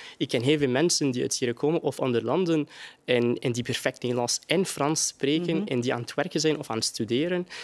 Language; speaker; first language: Dutch; non-native, fluent; Arabic